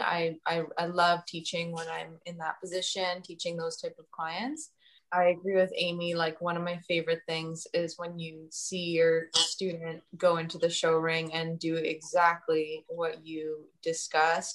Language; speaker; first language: English; native; English